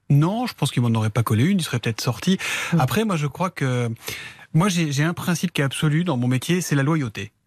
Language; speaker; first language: French; native; French